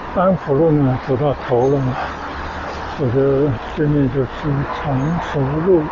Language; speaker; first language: Chinese; native; Chinese